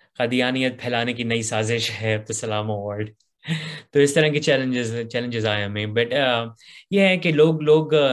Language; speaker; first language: Urdu; native; Urdu